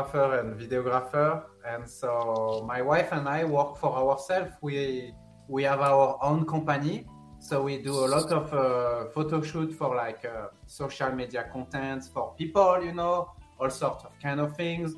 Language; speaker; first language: English; non-native, fluent; French